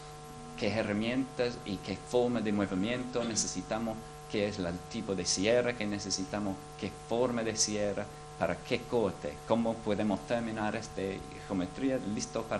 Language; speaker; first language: Spanish; non-native, fluent; English